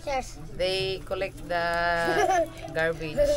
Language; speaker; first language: English; non-native, local second language; Cebuano